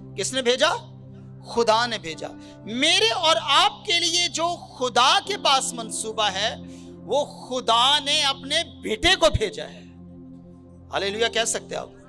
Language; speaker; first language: Urdu; non-native, local second language; Punjabi